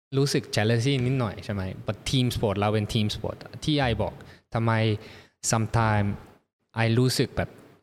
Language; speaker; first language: Thai; early bilingual, heritage; Thai